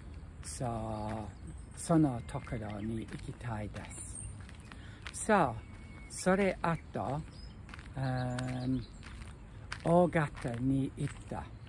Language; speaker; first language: Japanese; non-native, learner; English